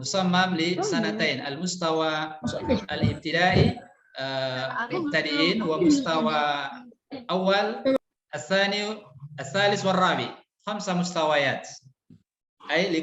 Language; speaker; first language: Arabic; non-native, fluent; Indonesian